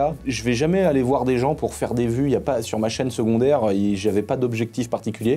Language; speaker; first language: French; native; French